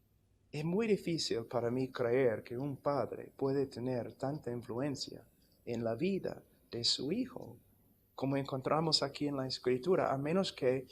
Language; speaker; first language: Spanish; non-native, fluent; English